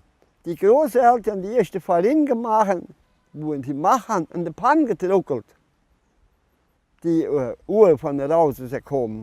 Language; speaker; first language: German; early bilingual, heritage; German